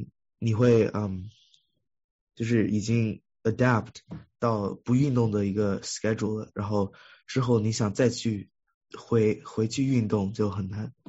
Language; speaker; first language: Chinese; early bilingual, heritage; Chinese